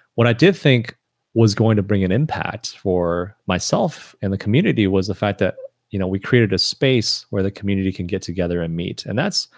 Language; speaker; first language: English; early bilingual, other home language; Chinese